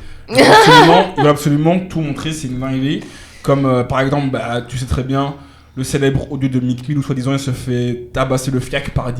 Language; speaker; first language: French; native; French